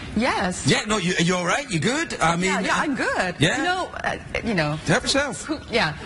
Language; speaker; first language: English; early bilingual, other home language; Korean